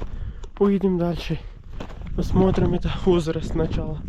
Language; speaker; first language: Russian; non-native, learner; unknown